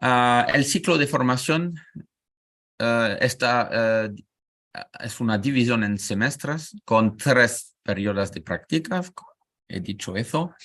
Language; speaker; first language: Spanish; non-native, learner; French